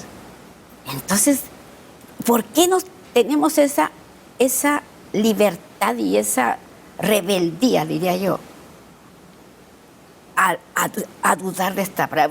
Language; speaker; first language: Spanish; native; Spanish